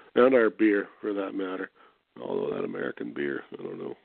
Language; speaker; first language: English; native; English